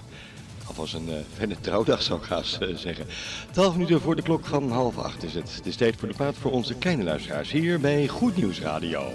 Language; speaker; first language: Dutch; native; Dutch